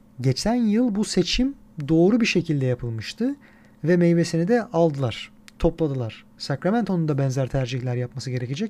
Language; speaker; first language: Turkish; native; Turkish